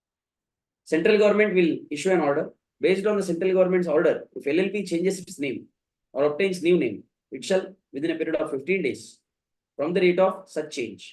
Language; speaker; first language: English; non-native, local second language; Kannada